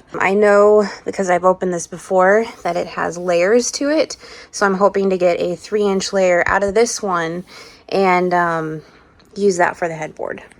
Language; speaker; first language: English; native; English